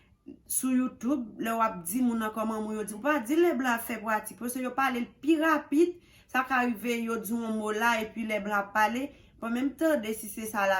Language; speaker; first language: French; non-native, local second language; Haitian Creole